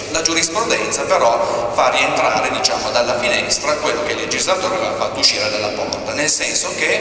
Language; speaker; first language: Italian; native; Italian